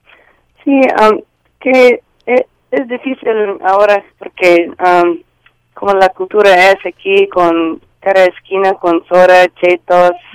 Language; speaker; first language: Spanish; non-native, learner; English